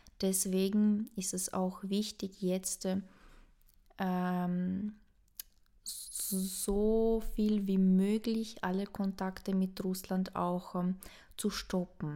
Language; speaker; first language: German; non-native, fluent; Ukrainian